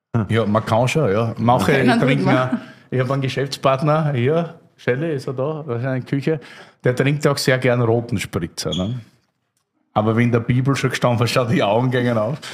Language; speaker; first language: German; native; German